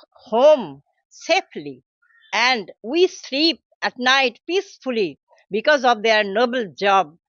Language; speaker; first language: English; non-native, local second language; Bangla